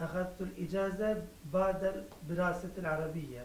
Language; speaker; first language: Arabic; non-native, learner; Turkish